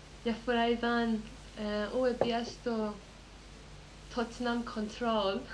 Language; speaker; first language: Greek; early bilingual, heritage; Greek